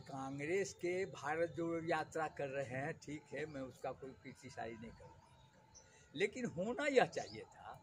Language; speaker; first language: Hindi; native; Hindi